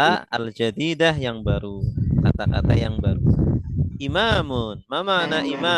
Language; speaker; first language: Indonesian; native; Indonesian